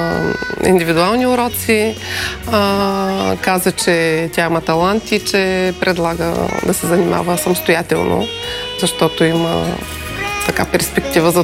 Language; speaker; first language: Bulgarian; native; Bulgarian